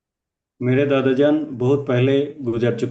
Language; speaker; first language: Hindi; non-native, learner; Bangla